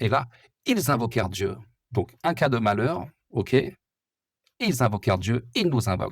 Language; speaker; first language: French; native; French